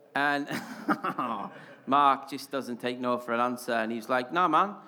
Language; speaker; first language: English; native; English